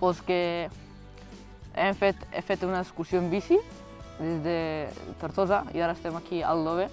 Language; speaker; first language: Catalan; early bilingual, other home language; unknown